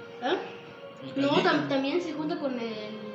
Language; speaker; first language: Spanish; native; Spanish